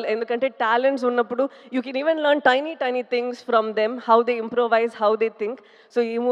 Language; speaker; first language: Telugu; non-native, fluent; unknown